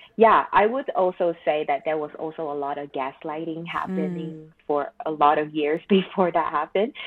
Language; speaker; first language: English; non-native, local second language; Chinese